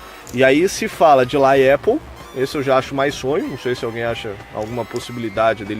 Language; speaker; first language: Portuguese; native; Portuguese